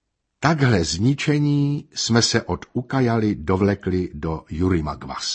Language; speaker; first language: Czech; native; Czech